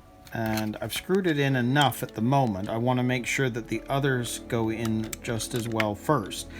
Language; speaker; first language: English; native; English